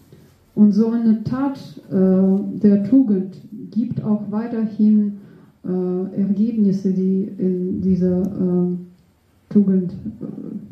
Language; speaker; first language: German; non-native, fluent; Russian